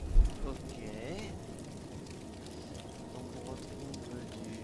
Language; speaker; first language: French; native; French